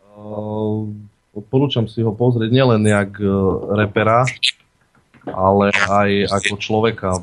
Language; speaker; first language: Slovak; native; Slovak